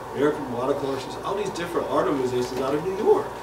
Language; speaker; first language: English; native; English